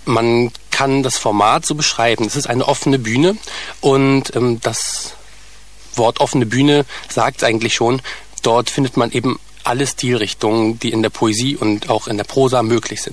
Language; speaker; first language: German; native; German